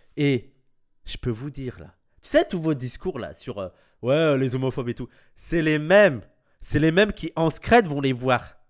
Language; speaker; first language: French; native; French